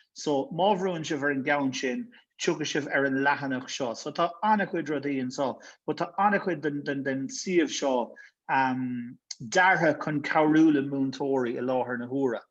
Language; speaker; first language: Irish; native; Irish